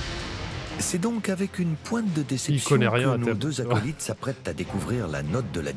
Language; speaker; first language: French; native; French